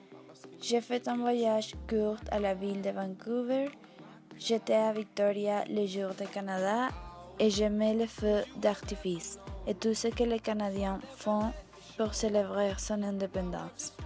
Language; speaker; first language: French; non-native, learner; Spanish